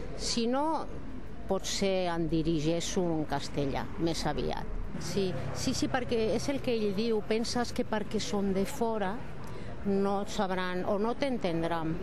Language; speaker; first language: Catalan; non-native, local second language; Spanish